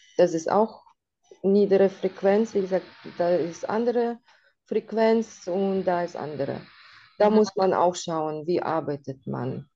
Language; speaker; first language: German; non-native, fluent; Russian